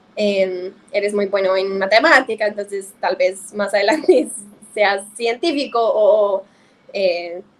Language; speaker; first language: Spanish; non-native, fluent; English